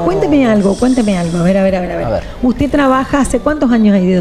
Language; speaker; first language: Spanish; native; Spanish